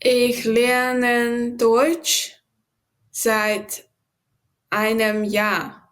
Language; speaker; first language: German; non-native, learner; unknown